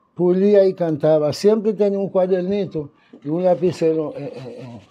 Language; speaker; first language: Spanish; non-native, fluent; Haitian Creole